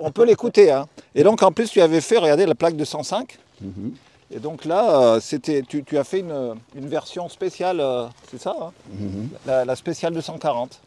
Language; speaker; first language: French; native; French